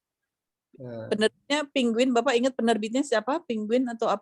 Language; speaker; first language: Indonesian; native; Indonesian